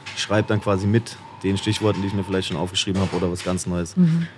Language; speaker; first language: German; native; German